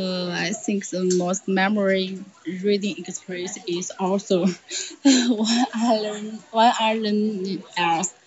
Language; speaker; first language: English; non-native, learner; Chinese